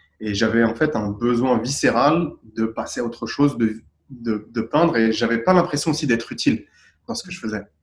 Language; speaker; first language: French; native; French